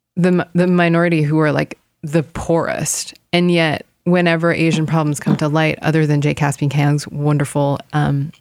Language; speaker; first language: English; non-native, fluent; Korean